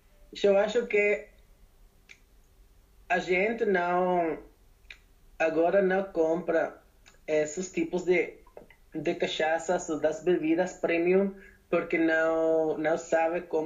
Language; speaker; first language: Portuguese; non-native, learner; Spanish